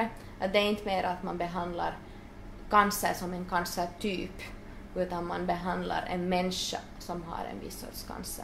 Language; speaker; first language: Swedish; non-native, local second language; Finnish